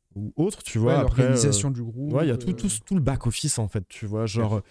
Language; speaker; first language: French; native; French